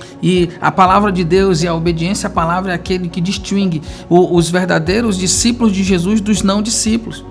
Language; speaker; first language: Portuguese; native; Portuguese